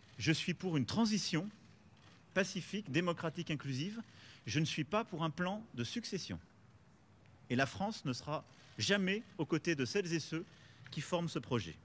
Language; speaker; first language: French; native; French